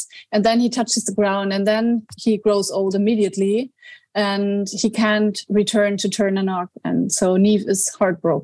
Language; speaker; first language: English; non-native, fluent; German